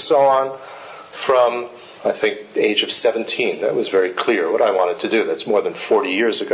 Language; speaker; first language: English; native; English